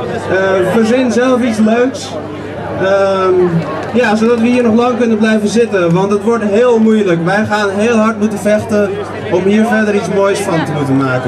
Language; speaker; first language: Dutch; native; Dutch